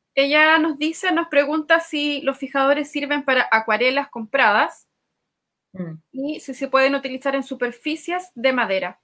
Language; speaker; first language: Spanish; native; Spanish